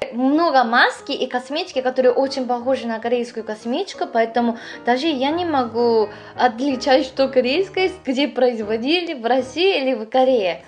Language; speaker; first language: Russian; non-native, fluent; Korean